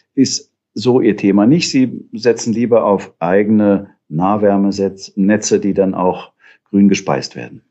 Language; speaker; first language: German; native; German